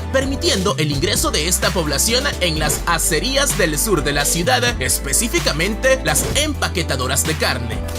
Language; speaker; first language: Spanish; native; Spanish